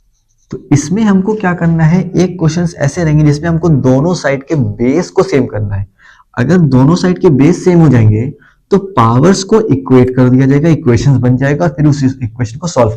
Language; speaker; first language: Hindi; native; Hindi